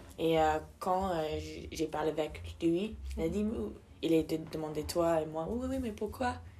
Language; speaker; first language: French; non-native, learner; English